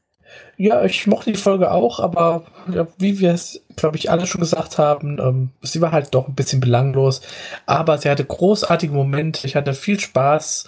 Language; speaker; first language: German; native; German